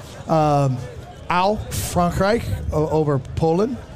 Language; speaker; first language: German; non-native, learner; English